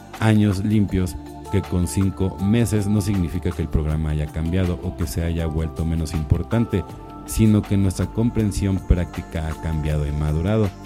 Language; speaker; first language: Spanish; native; Spanish